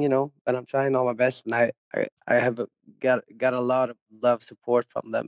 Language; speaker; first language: English; non-native, fluent; Swedish